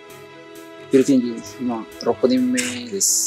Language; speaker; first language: Japanese; non-native, learner; Filipino